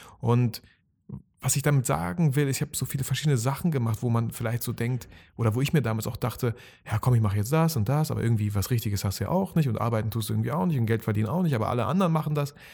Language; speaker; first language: German; early bilingual, other home language; Russian